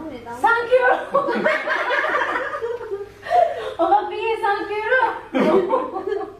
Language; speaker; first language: French; non-native, learner; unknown